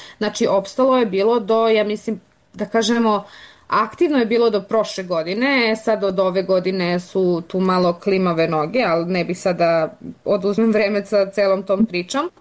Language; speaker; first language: Serbian; native; Serbian